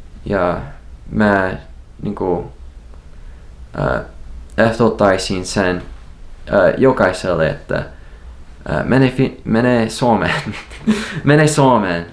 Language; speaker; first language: Finnish; non-native, learner; English